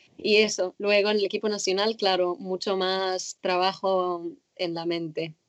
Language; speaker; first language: Spanish; non-native, fluent; Arabic